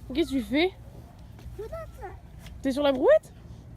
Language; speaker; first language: French; native; French